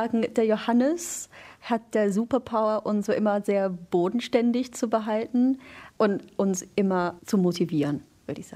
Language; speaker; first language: German; non-native, fluent; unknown